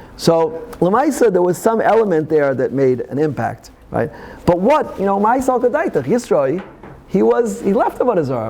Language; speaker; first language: English; native; English